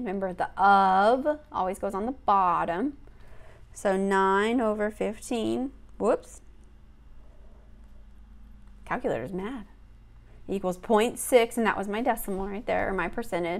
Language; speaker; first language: English; native; English